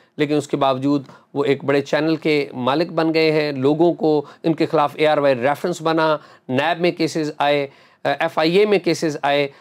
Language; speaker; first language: Urdu; native; Urdu